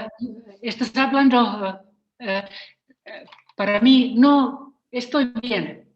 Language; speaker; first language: Spanish; non-native, fluent; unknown